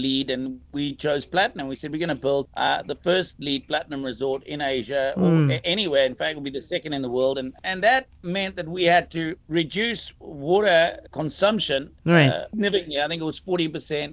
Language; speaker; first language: English; native; English